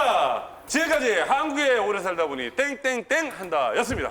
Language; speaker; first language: Korean; native; Korean